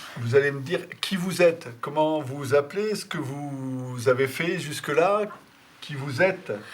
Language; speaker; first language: French; native; French